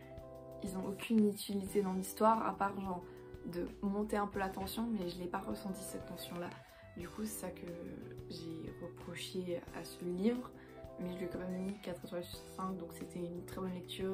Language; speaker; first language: French; native; French